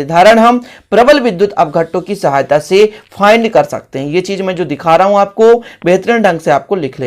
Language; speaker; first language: Hindi; native; Hindi